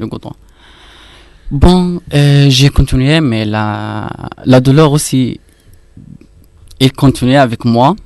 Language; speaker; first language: French; non-native, fluent; Arabic